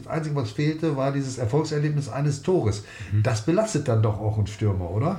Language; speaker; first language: German; native; German